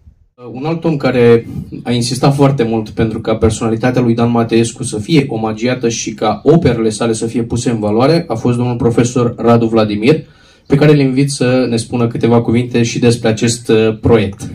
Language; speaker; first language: Romanian; native; Romanian